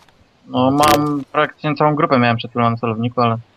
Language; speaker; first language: Polish; native; Polish